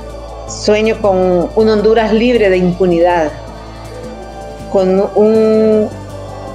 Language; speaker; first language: Spanish; native; Spanish